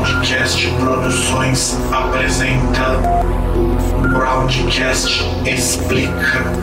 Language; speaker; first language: Portuguese; native; Portuguese